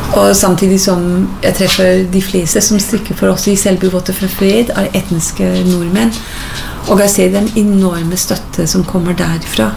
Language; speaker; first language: Norwegian; non-native, fluent; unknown